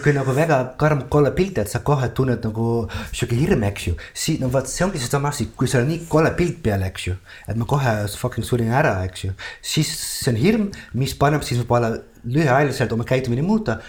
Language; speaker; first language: Estonian; non-native, fluent; Dutch